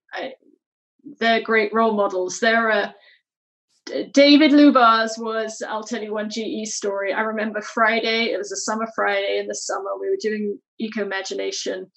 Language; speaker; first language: English; native; English